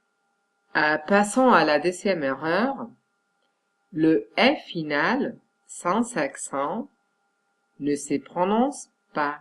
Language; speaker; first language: French; non-native, fluent; Catalan